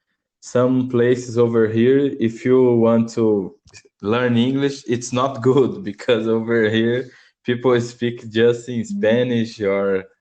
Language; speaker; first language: English; non-native, learner; Portuguese